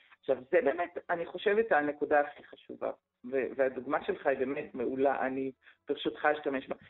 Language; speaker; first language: Hebrew; native; Hebrew